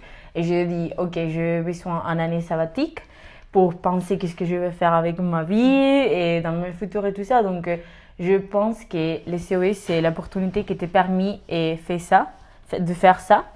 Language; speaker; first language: French; non-native, learner; Spanish